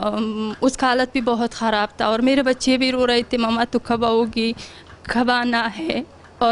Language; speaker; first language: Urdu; non-native, learner; Pashto